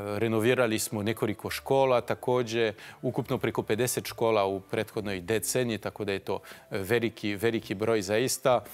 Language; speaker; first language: Bosnian; non-native, fluent; French